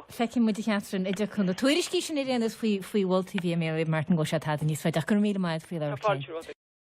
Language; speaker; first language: Irish; native; Irish